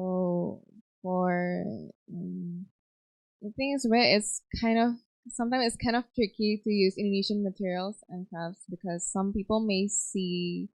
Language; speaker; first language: English; non-native, fluent; Indonesian